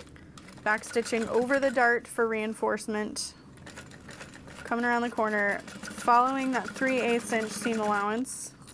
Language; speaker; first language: English; native; English